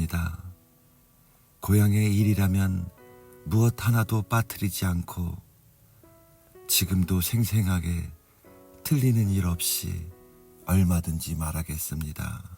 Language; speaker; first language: Korean; native; Korean